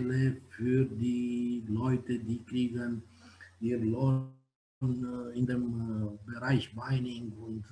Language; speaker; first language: German; non-native, fluent; Romanian